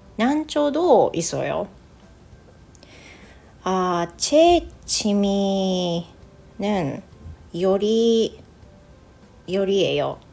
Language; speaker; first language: Korean; non-native, learner; Japanese